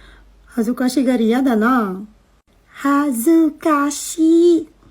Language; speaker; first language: Japanese; non-native, fluent; Filipino